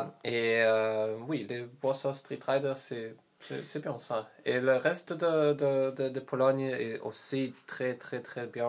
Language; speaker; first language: French; non-native, learner; Polish